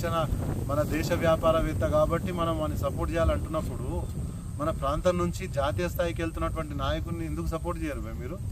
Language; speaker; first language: Telugu; native; Telugu